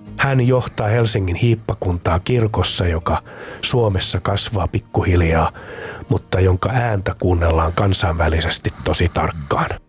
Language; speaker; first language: Finnish; native; Finnish